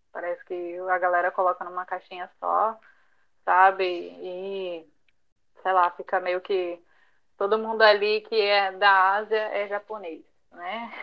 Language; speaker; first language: Portuguese; early bilingual, other home language; Japanese